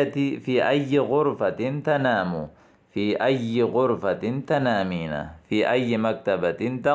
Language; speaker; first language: Arabic; non-native, fluent; Urdu